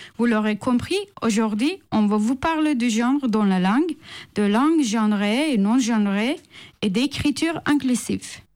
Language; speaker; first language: French; non-native, fluent; Turkish